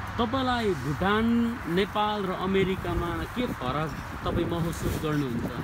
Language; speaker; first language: Nepali; native; Nepali